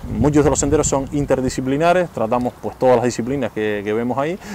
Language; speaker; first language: Spanish; native; Spanish